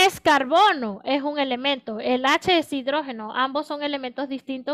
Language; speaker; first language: Spanish; native; Spanish